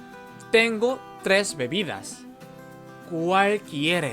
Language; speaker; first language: Spanish; non-native, fluent; Korean